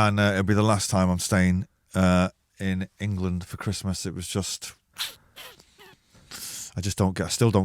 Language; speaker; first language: English; native; English